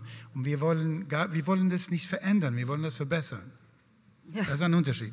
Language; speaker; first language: German; non-native, fluent; Swedish